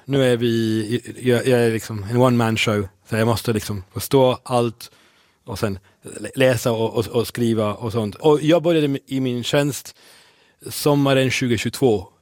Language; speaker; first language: Swedish; non-native, fluent; Italian